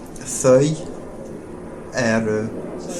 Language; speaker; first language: Icelandic; non-native, learner; English